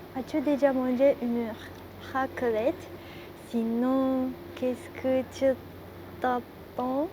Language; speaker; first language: French; non-native, learner; Japanese